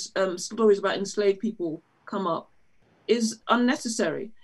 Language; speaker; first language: English; native; English